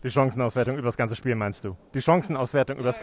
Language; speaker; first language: German; native; German